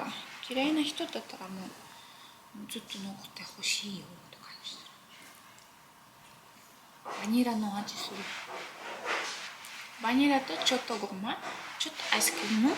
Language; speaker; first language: Japanese; non-native, fluent; Russian